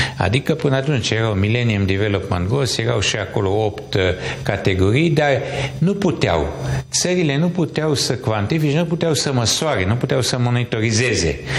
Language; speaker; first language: Romanian; non-native, local second language; Hungarian